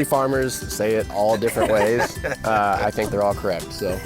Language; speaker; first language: English; native; English